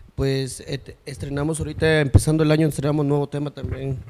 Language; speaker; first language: Spanish; early bilingual, heritage; Spanish